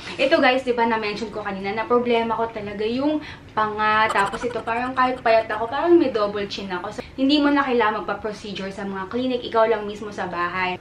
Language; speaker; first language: Filipino; native; Filipino